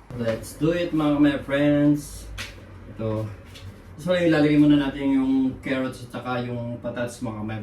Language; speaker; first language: Filipino; native; Filipino